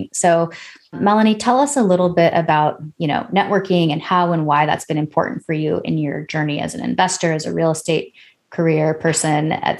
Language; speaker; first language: English; native; English